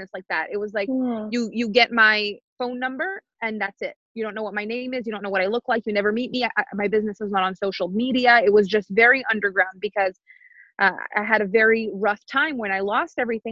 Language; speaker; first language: English; non-native, fluent; French